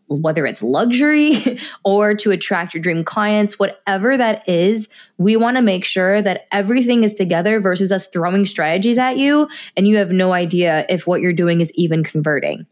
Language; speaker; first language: English; native; English